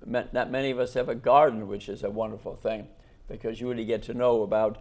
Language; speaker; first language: English; native; English